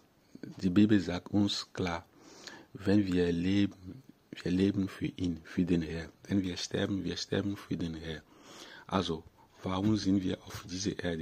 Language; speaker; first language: German; non-native, fluent; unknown